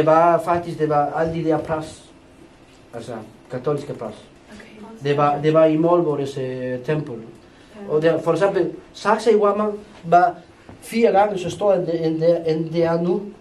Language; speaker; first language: Danish; non-native, fluent; Spanish